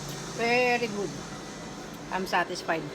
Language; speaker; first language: English; non-native, local second language; Filipino